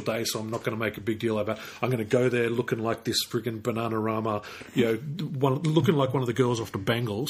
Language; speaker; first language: English; native; English